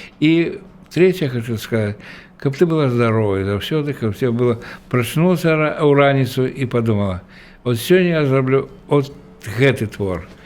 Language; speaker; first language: Belarusian; native; Belarusian